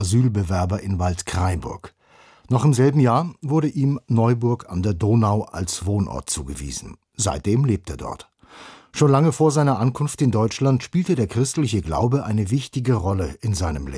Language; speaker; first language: German; native; German